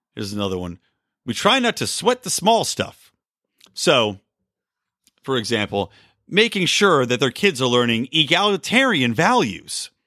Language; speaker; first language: English; native; English